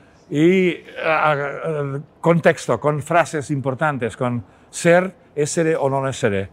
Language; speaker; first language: Italian; non-native, learner; Catalan